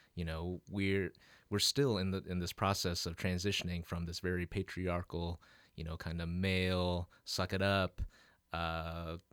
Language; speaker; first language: English; early bilingual, other home language; Filipino